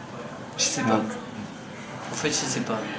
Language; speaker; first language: French; non-native, fluent; Dutch